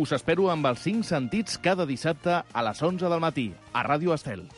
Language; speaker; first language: Catalan; native; Catalan